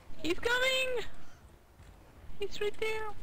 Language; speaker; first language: English; non-native, learner; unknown